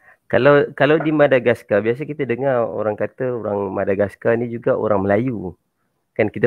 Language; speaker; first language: Malay; native; Malay